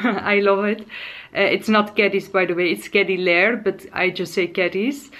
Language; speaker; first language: English; non-native, fluent; Dutch